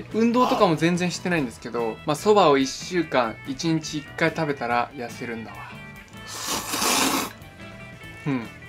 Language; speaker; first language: Japanese; native; Japanese